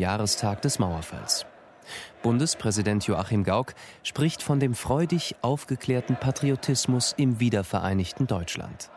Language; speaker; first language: German; native; German